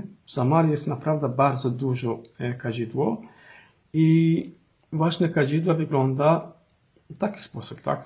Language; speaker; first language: Polish; non-native, fluent; Somali